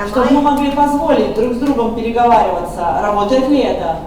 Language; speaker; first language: Russian; native; Russian